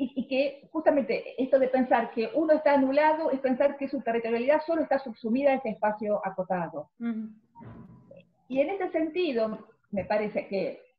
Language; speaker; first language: Spanish; native; Spanish